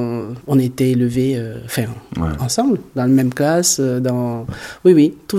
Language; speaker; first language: French; early bilingual, other home language; Hungarian